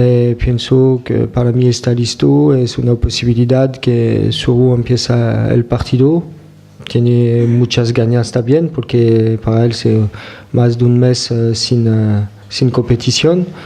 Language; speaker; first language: Spanish; non-native, fluent; French